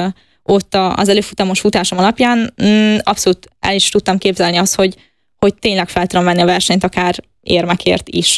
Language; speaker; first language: Hungarian; native; Hungarian